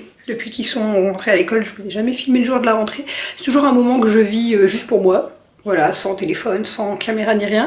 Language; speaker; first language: French; native; French